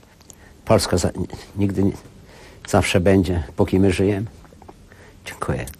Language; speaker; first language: Polish; early bilingual, heritage; Polish